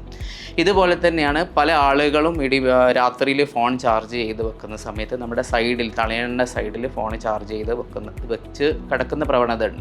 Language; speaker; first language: Malayalam; native; Malayalam